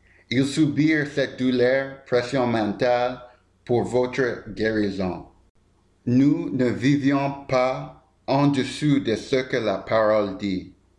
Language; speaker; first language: French; non-native, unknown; English